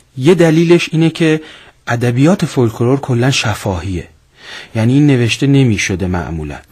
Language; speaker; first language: Persian; non-native, local second language; Azerbaijani